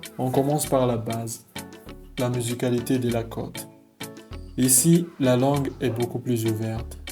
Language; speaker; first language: French; non-native, local second language; Malagasy